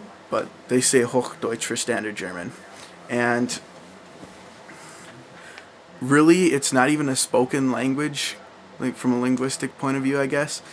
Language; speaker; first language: English; early bilingual, other home language; German